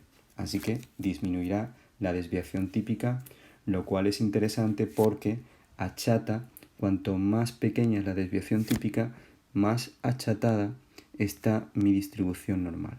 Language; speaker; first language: Spanish; native; Spanish